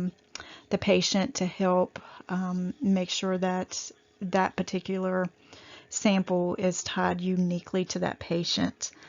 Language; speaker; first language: English; native; English